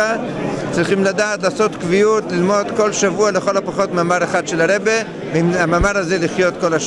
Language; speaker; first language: Hebrew; non-native, fluent; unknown